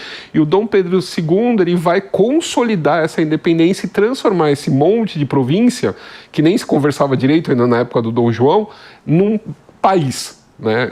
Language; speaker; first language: Portuguese; native; Portuguese